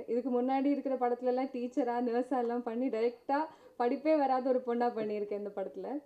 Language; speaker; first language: Tamil; non-native, fluent; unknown